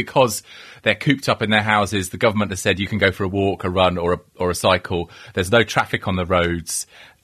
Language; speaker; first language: English; native; English